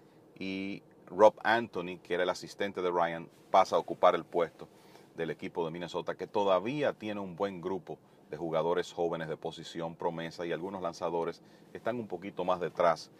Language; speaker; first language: Spanish; native; Spanish